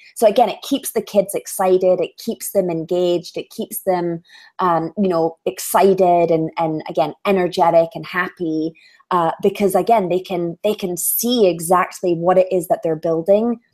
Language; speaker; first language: English; native; English